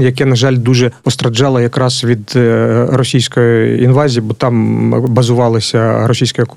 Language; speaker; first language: Ukrainian; native; Ukrainian